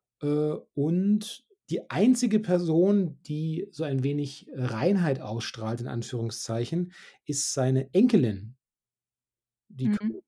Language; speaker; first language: German; native; German